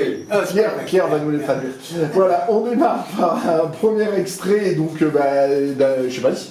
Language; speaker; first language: French; native; French